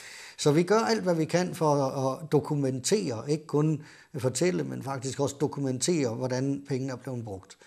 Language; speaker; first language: Danish; native; Danish